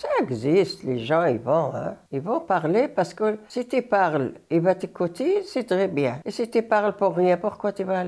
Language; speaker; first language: French; non-native, learner; Arabic